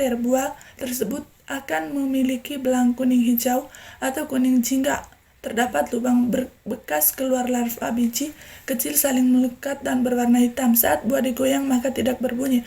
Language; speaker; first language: Indonesian; non-native, learner; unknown